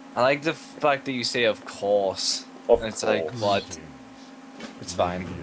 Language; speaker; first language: English; native; English